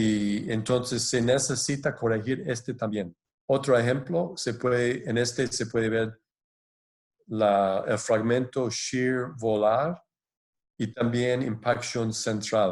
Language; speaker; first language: Spanish; non-native, fluent; English